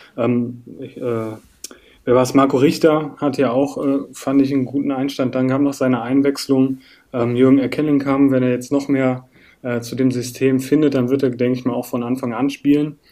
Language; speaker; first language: German; native; German